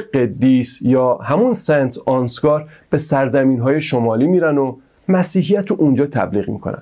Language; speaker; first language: Persian; native; Persian